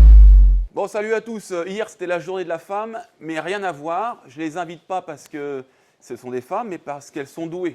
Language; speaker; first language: French; native; French